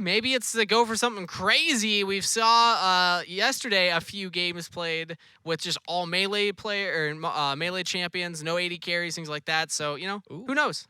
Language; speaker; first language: English; native; English